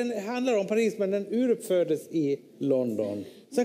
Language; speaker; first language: Swedish; native; Swedish